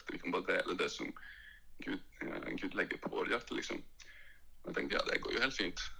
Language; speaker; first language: Norwegian; early bilingual, other home language; Latvian